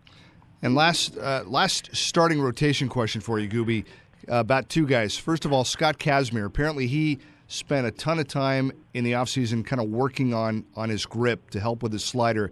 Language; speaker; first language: English; native; English